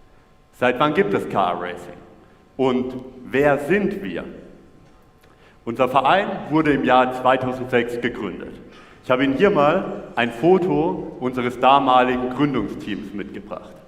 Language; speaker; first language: German; native; German